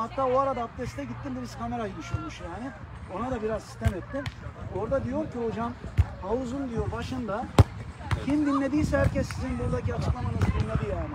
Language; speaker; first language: Turkish; native; Turkish